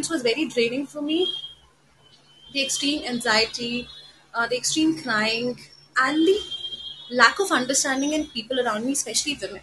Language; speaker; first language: English; non-native, local second language; Hindi